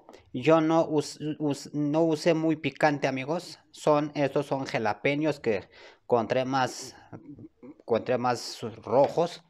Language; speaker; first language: Spanish; non-native, learner; Turkish